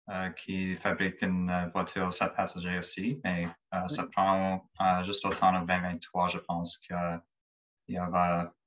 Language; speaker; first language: French; non-native, learner; English